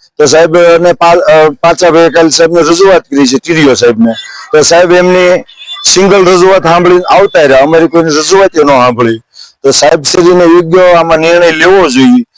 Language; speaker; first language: Gujarati; native; Gujarati